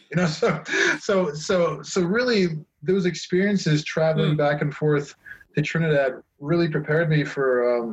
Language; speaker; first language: English; native; English